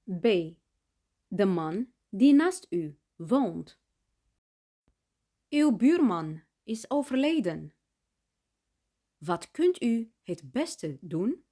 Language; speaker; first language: Dutch; non-native, fluent; Arabic